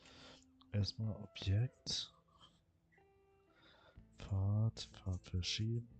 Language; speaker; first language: German; native; German